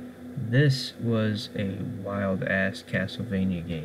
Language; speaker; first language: English; native; English